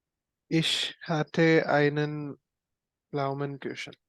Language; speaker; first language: German; non-native, learner; Malayalam